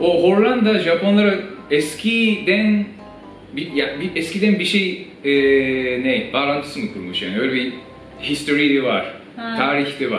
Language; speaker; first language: Turkish; non-native, fluent; Japanese